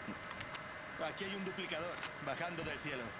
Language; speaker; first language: Spanish; native; Spanish